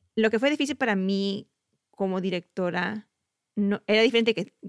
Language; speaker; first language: Spanish; early bilingual, heritage; Spanish